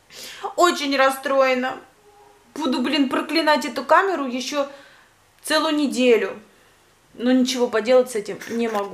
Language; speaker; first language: Russian; native; Russian